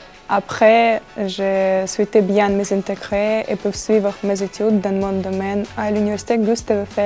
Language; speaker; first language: French; non-native, learner; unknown